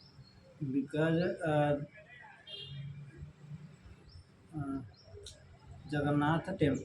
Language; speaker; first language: English; non-native, learner; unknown